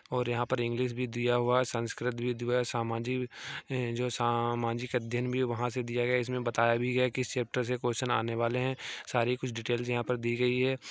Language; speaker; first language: Hindi; native; Hindi